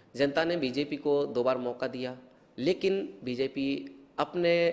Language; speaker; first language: Hindi; native; Hindi